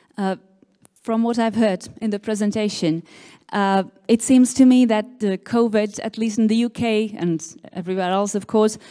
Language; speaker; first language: English; non-native, fluent; Czech